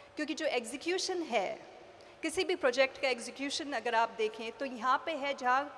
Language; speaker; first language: Hindi; native; Hindi